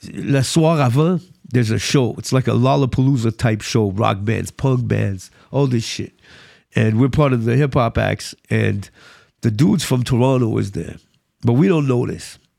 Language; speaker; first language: English; early bilingual, other home language; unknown